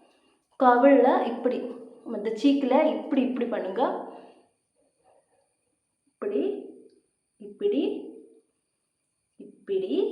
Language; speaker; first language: Tamil; non-native, learner; Malayalam